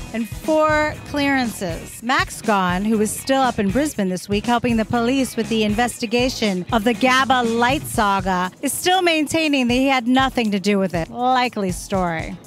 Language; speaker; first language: English; native; English